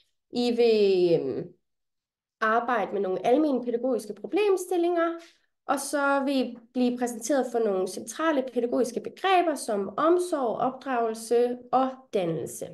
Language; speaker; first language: Danish; native; Danish